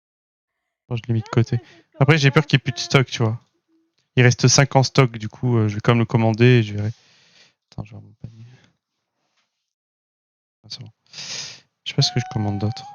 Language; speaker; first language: French; native; French